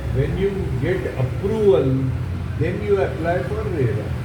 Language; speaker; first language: English; non-native, local second language; Marathi